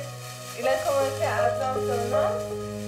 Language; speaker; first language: French; non-native, fluent; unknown